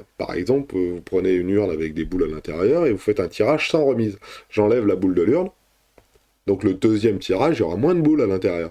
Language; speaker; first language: French; native; French